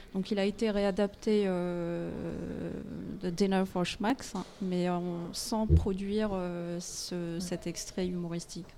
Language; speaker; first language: French; non-native, local second language; Arabic